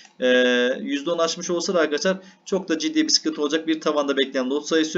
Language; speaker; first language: Turkish; native; Turkish